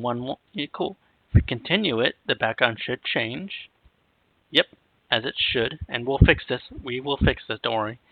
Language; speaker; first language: English; native; English